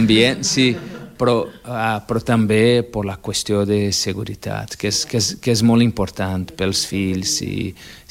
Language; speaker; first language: Catalan; non-native, fluent; Portuguese